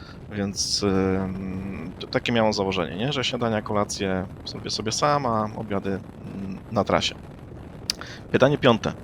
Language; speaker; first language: Polish; native; Polish